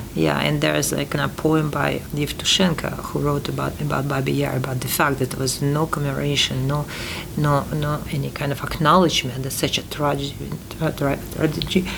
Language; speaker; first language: English; non-native, fluent; Uzbek